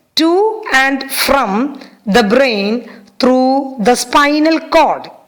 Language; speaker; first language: English; non-native, local second language; Malayalam